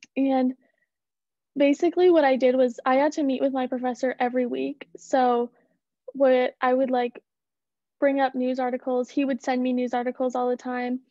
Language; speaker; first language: English; native; English